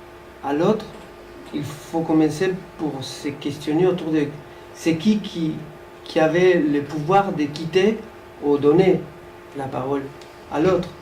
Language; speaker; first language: French; non-native, fluent; Spanish